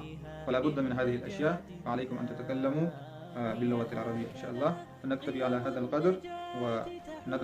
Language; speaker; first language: Arabic; non-native, fluent; Pashto